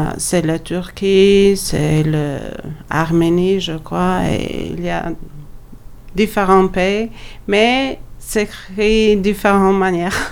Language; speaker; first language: French; non-native, learner; Albanian